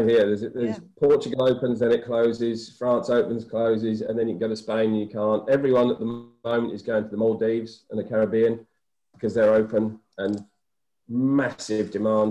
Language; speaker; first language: English; native; English